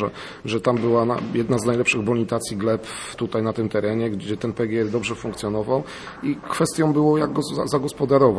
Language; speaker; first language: Polish; native; Polish